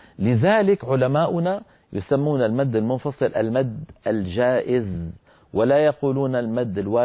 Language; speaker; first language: Arabic; native; Arabic